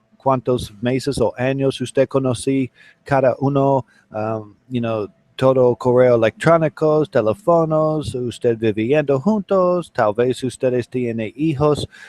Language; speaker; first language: Spanish; non-native, learner; English